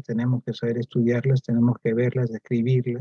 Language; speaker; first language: Spanish; native; Spanish